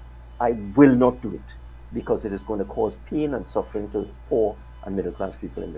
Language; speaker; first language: English; native; English